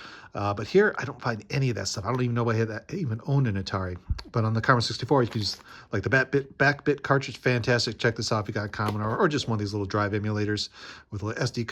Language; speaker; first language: English; native; English